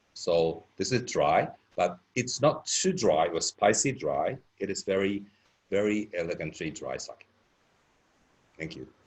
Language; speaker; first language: English; non-native, fluent; Japanese